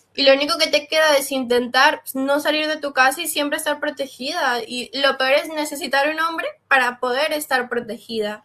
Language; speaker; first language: Spanish; native; Spanish